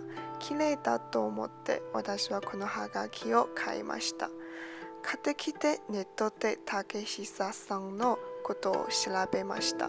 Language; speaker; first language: Japanese; non-native, learner; Chinese